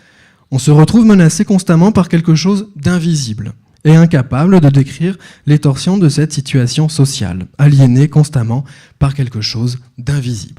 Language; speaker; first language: French; native; French